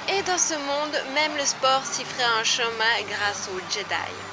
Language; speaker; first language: French; native; French